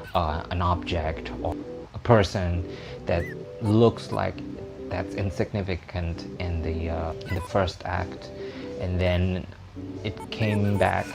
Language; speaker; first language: English; non-native, fluent; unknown